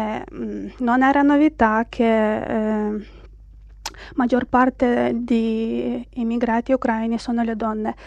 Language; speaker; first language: Italian; non-native, fluent; Ukrainian